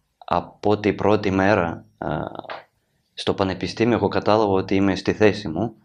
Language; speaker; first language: Greek; non-native, learner; Ukrainian